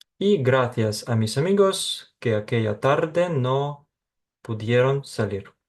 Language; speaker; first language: Spanish; non-native, fluent; Ukrainian